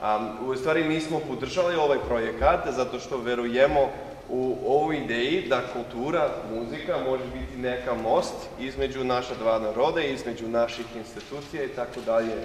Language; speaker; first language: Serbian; non-native, learner; English